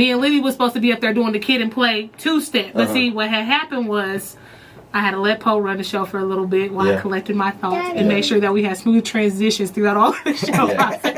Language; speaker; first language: English; native; English